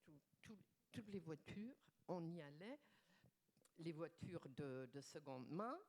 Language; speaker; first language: French; non-native, fluent; German